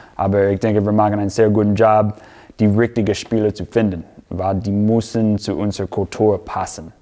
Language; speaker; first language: German; non-native, fluent; English